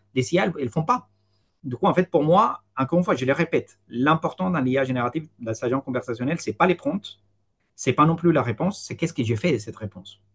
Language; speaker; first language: French; non-native, fluent; Spanish